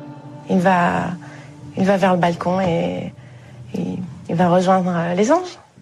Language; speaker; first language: French; native; French